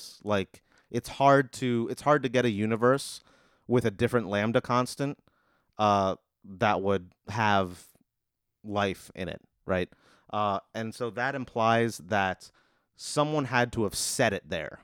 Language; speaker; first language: English; native; English